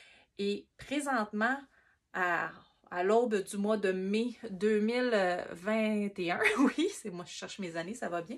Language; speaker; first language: French; native; French